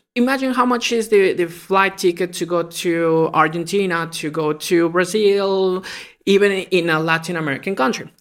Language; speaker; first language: English; non-native, fluent; Spanish